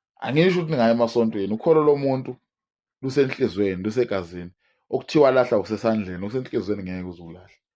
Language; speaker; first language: Zulu; non-native, local second language; Swati